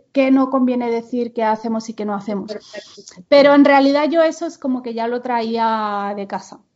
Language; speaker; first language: Spanish; non-native, local second language; Catalan